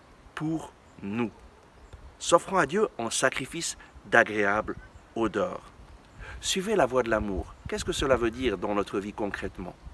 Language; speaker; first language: French; native; French